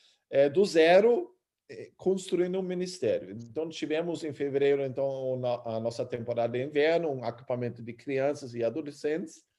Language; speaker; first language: Portuguese; early bilingual, other home language; German